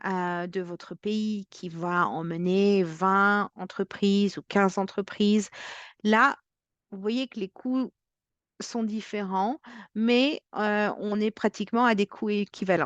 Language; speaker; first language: French; native; French